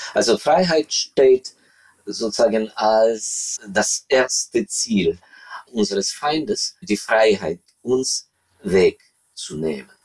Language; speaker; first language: German; non-native, fluent; Ukrainian